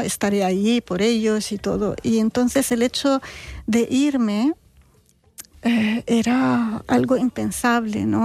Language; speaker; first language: Spanish; non-native, fluent; Arabic